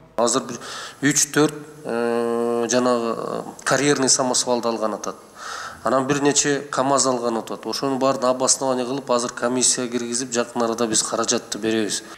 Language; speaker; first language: Kyrgyz; native; Kyrgyz